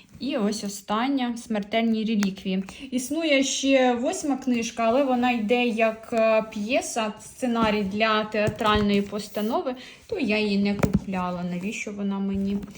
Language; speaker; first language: Ukrainian; native; Ukrainian